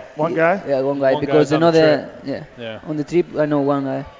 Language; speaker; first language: English; non-native, learner; Catalan